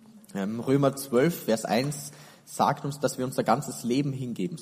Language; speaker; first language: German; native; German